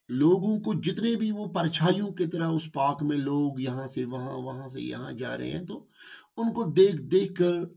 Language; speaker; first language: Urdu; non-native, local second language; Kashmiri